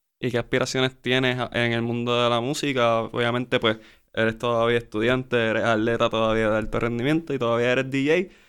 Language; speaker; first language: Spanish; native; Spanish